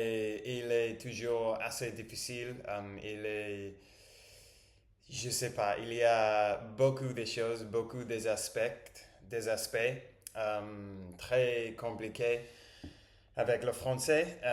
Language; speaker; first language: French; non-native, learner; English